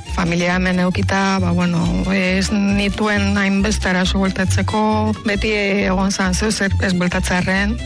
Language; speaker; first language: Basque; non-native, fluent; Romanian